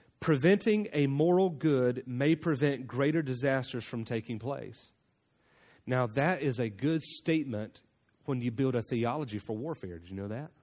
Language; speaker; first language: English; native; English